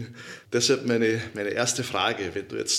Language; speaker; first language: German; native; German